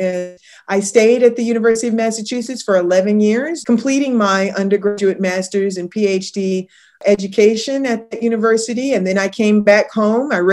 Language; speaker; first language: English; native; English